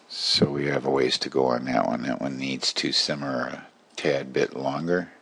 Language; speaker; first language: English; native; English